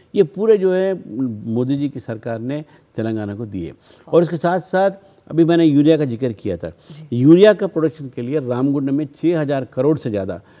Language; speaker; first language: Hindi; non-native, local second language; Telugu